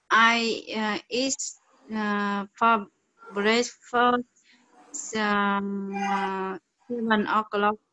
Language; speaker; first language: English; non-native, learner; Vietnamese